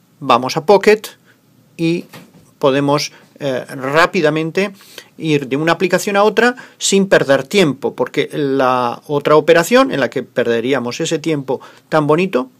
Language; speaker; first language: Spanish; native; Spanish